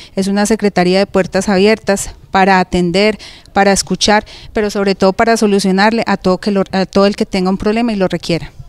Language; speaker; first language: Spanish; native; Spanish